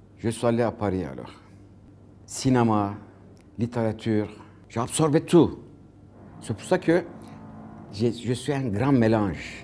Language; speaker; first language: French; non-native, fluent; Turkish